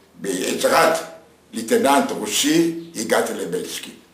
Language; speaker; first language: Hebrew; non-native, fluent; Yiddish